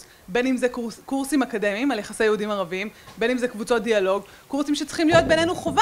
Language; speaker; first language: Hebrew; native; Hebrew